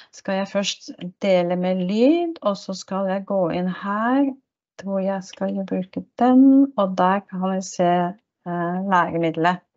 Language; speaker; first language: Norwegian; native; Norwegian